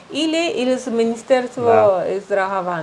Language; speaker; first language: Russian; non-native, learner; Spanish